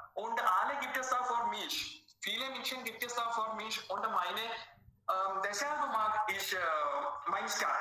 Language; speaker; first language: German; non-native, learner; Malayalam